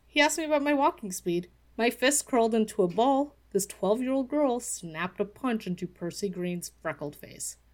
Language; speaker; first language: English; early bilingual, other home language; Polish